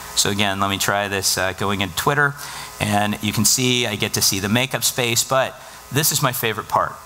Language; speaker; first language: English; native; English